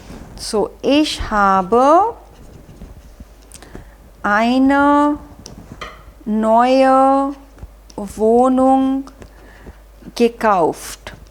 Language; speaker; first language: German; non-native, fluent; Hindi